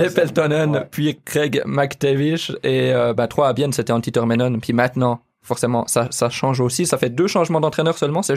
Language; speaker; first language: French; native; French